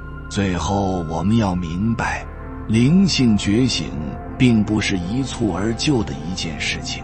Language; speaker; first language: Chinese; native; Chinese